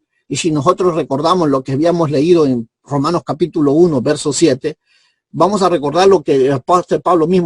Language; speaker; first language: Spanish; native; Spanish